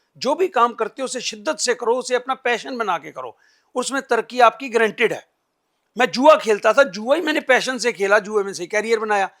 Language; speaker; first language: Hindi; non-native, local second language; Punjabi